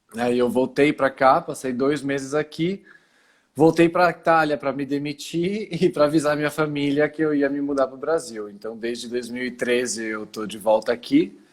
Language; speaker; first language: Portuguese; early bilingual, other home language; Italian